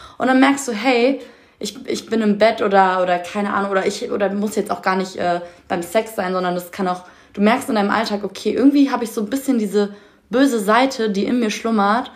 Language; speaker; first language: German; native; German